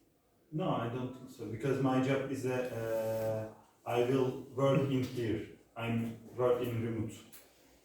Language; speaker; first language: English; non-native, learner; Turkish